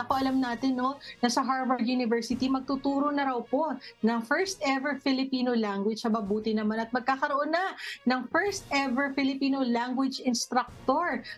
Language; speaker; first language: Filipino; native; Filipino